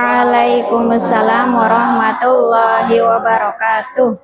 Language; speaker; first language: Indonesian; native; Indonesian